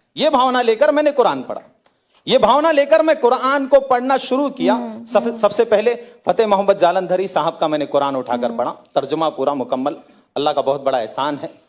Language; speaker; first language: Hindi; native; Hindi